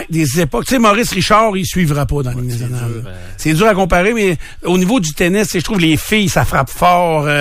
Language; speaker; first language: French; native; French